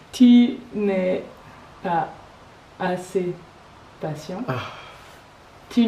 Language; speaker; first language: French; non-native, learner; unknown